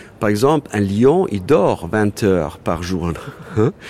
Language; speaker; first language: French; non-native, fluent; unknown